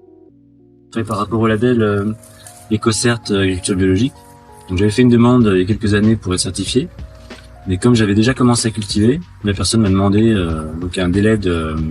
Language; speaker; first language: French; native; French